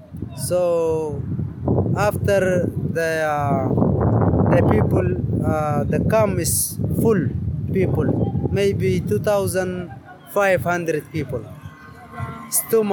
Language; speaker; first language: English; non-native, learner; Arabic